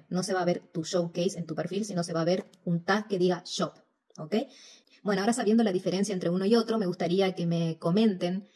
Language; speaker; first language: Spanish; native; Spanish